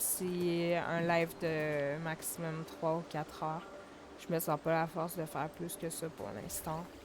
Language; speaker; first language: French; native; French